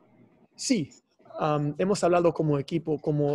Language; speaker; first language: Spanish; non-native, fluent; English